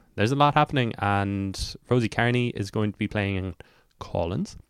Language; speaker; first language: English; native; English